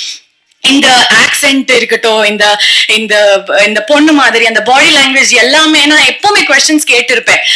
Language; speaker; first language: Tamil; non-native, learner; Kannada